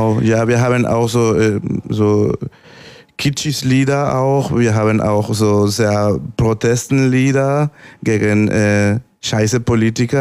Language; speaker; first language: German; non-native, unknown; Spanish